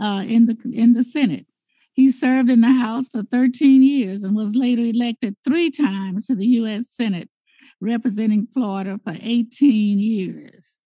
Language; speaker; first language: English; native; English